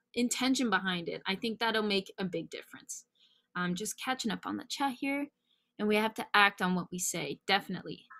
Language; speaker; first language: English; native; English